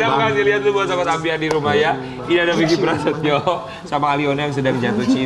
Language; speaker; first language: Indonesian; native; Indonesian